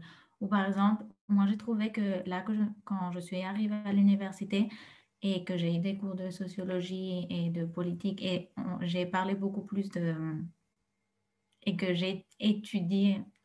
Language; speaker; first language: French; non-native, fluent; Spanish